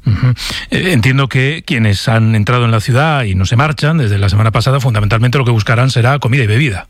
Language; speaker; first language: Spanish; native; Spanish